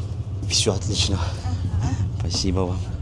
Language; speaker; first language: Russian; non-native, learner; Turkish